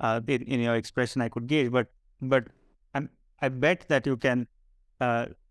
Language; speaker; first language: English; non-native, local second language; Marathi